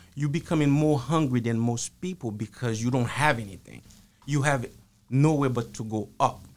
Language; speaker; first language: English; early bilingual, other home language; Haitian Creole